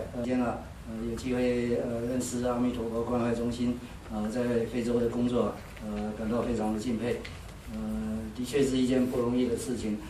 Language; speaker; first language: Chinese; native; Chinese